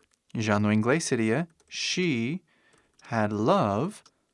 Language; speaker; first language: Portuguese; non-native, fluent; English